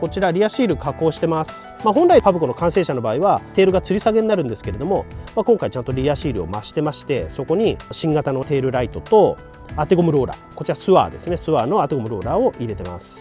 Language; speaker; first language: Japanese; native; Japanese